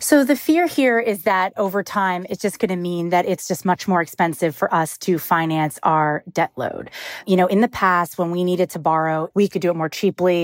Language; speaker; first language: English; native; English